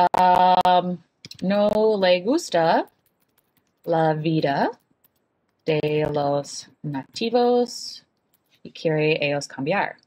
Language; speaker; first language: Spanish; non-native, learner; English